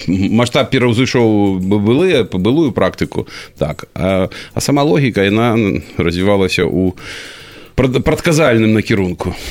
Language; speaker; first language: Belarusian; non-native, local second language; Russian